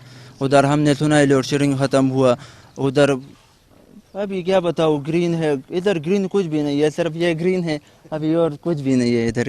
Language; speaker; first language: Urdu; non-native, local second language; Pashto